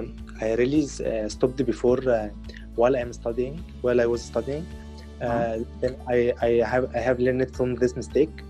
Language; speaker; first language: English; non-native, learner; Arabic